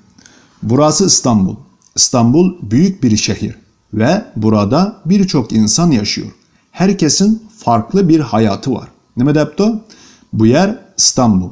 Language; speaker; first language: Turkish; non-native, learner; Uyghur